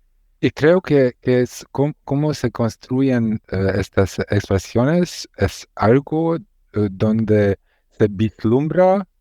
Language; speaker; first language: Spanish; non-native, learner; Hungarian